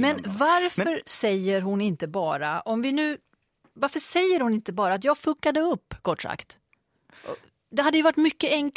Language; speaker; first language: Swedish; native; Swedish